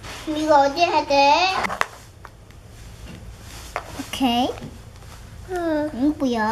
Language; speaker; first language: Korean; early bilingual, heritage; Korean